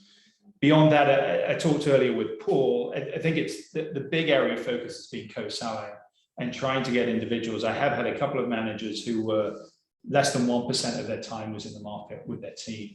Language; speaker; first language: English; native; English